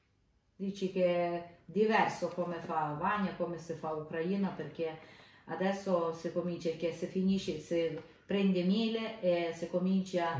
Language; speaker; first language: Italian; non-native, learner; Ukrainian